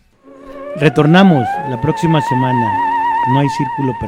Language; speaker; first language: Spanish; native; Spanish